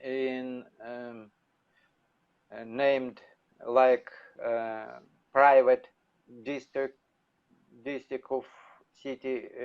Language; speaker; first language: English; non-native, learner; Russian